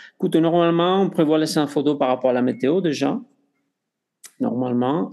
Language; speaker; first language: French; non-native, fluent; Spanish